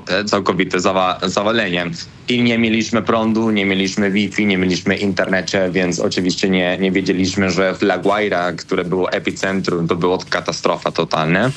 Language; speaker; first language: Polish; non-native, learner; Spanish